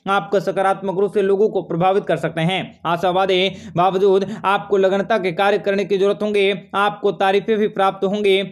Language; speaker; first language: Hindi; native; Hindi